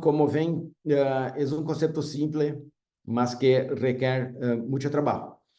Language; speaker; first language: Spanish; non-native, fluent; Portuguese